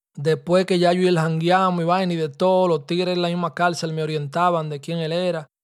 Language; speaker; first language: Spanish; early bilingual, heritage; Spanish